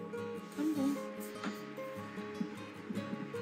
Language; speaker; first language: Portuguese; non-native, fluent; Russian